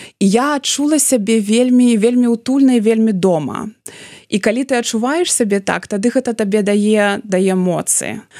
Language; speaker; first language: Belarusian; non-native, local second language; Russian